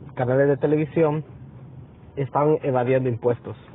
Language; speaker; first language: Spanish; native; Spanish